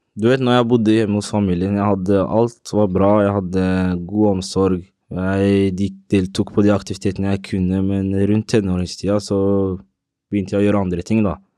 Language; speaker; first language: Norwegian; early bilingual, other home language; Somali